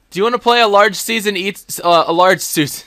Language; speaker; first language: English; native; English